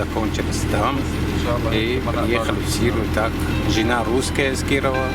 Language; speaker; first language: Russian; non-native, fluent; Arabic